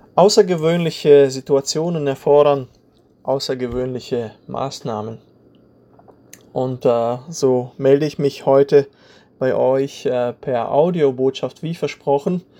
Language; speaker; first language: German; native; German